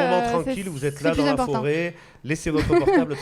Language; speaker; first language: French; native; French